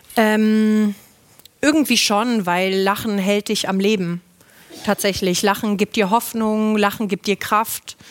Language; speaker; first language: German; non-native, local second language; Luxembourgish